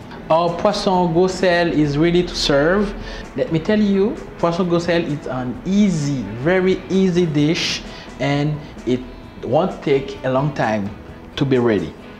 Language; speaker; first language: English; non-native, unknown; Haitian Creole